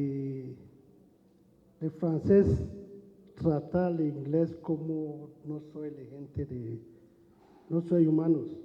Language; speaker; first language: Spanish; non-native, learner; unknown